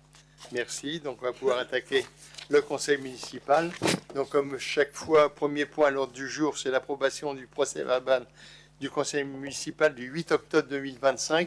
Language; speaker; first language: French; native; French